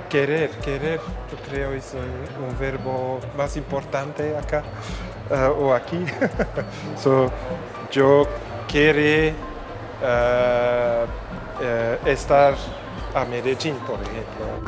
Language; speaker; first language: Spanish; non-native, learner; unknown